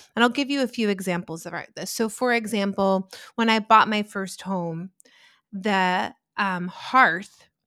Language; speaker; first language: English; early bilingual, other home language; Italian